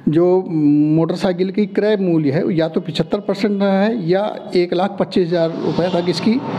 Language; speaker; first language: Hindi; native; Hindi